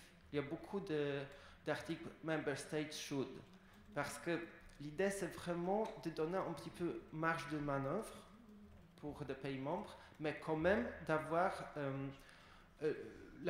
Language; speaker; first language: French; non-native, fluent; Polish